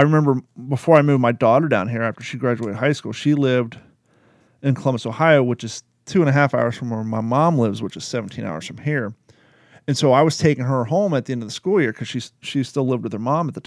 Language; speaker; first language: English; native; English